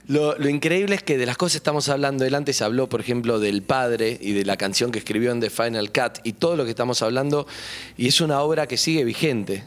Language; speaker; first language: Spanish; native; Spanish